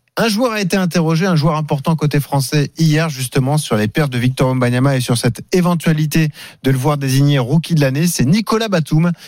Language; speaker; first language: French; native; French